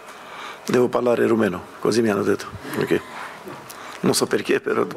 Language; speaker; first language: Italian; non-native, fluent; Romanian